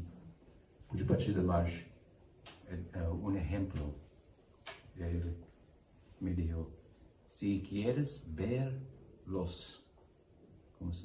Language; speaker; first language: Spanish; non-native, learner; English